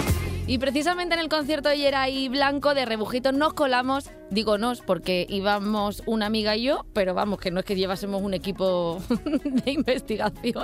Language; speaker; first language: Spanish; native; Spanish